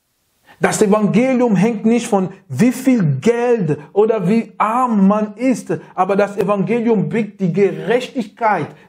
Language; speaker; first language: German; non-native, learner; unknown